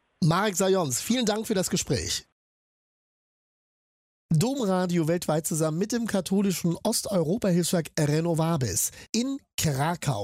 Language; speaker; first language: German; native; German